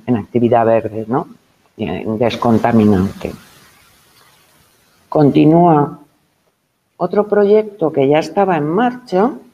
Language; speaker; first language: Spanish; native; Spanish